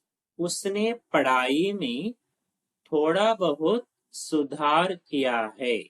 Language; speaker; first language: Hindi; non-native, local second language; Telugu